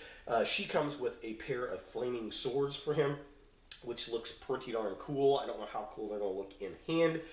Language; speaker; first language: English; native; English